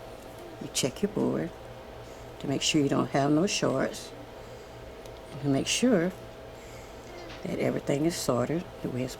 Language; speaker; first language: English; native; English